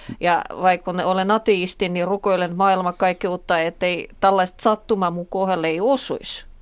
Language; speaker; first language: Finnish; non-native, fluent; Russian